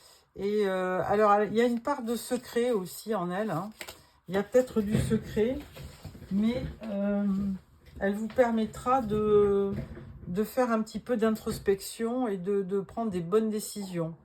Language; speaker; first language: French; native; French